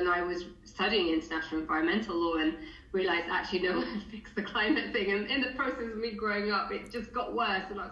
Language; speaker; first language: English; native; English